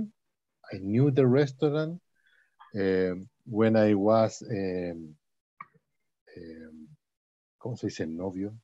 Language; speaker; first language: English; non-native, learner; Spanish